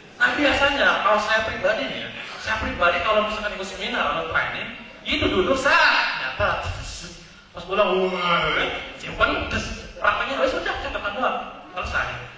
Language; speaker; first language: Indonesian; native; Indonesian